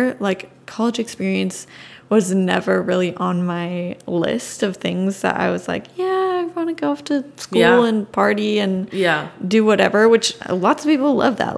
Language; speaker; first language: English; native; English